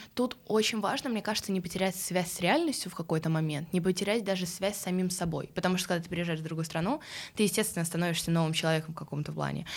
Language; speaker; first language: Russian; early bilingual, other home language; Swedish